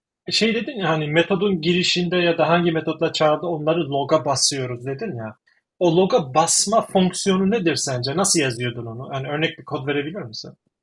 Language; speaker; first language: Turkish; native; Turkish